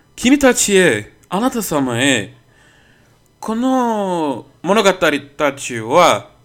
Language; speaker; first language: Japanese; non-native, fluent; Portuguese